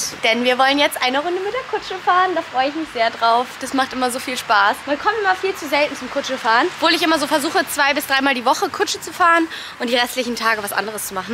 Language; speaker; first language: German; native; German